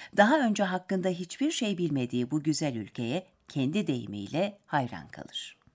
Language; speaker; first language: Turkish; native; Turkish